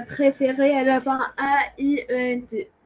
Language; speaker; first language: French; non-native, learner; Arabic